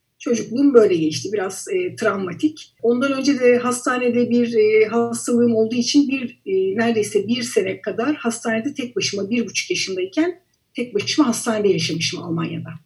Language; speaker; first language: Turkish; native; Turkish